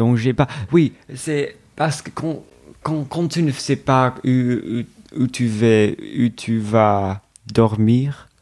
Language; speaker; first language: French; non-native, learner; English